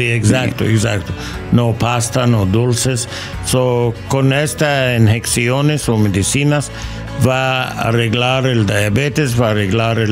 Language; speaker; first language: Spanish; non-native, learner; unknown